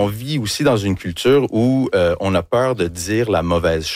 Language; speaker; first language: French; early bilingual, other home language; English